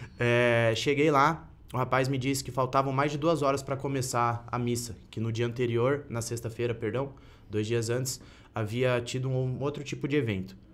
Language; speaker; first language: Portuguese; native; Portuguese